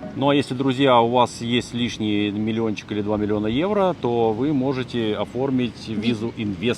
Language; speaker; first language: Russian; native; Russian